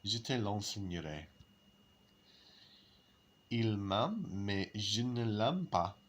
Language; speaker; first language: French; non-native, learner; English